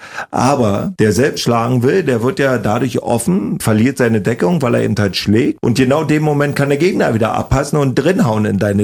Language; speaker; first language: German; native; German